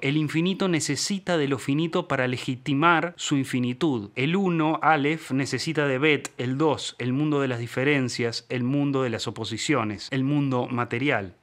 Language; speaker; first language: Spanish; native; Spanish